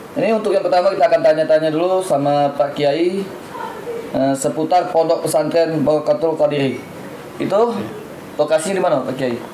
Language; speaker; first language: Malay; native; Malay